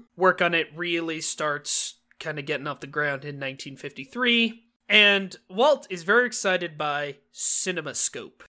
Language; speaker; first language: English; native; English